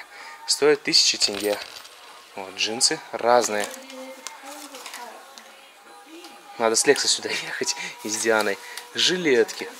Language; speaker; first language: Russian; native; Russian